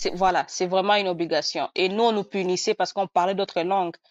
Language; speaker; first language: French; non-native, local second language; Nande